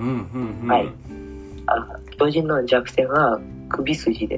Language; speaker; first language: Japanese; non-native, learner; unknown